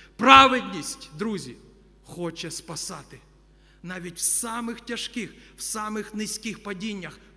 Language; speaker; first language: Ukrainian; non-native, local second language; Russian